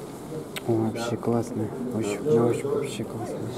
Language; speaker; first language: Russian; native; Russian